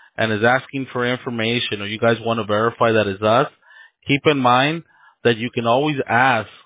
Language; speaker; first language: English; early bilingual, other home language; Spanish